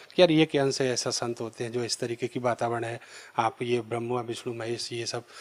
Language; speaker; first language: Hindi; native; Hindi